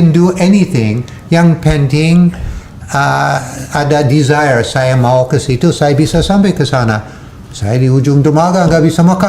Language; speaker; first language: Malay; non-native, fluent; English